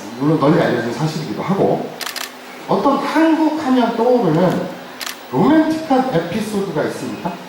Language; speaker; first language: Korean; native; Korean